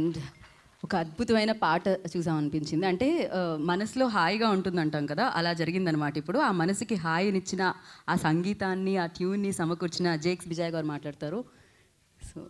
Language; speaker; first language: Telugu; native; Telugu